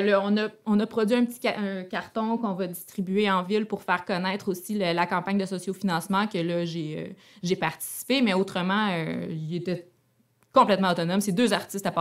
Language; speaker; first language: French; native; French